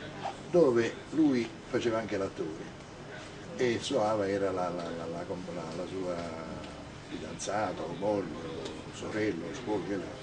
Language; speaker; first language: Italian; native; Italian